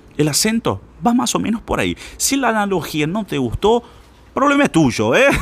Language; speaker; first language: Spanish; non-native, fluent; Portuguese